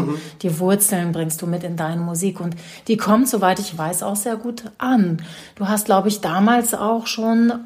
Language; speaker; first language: German; native; German